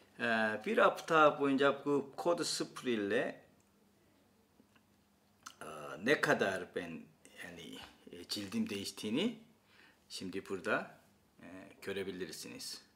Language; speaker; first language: Turkish; non-native, fluent; Korean